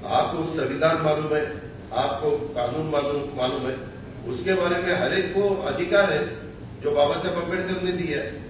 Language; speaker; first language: Hindi; non-native, local second language; Marathi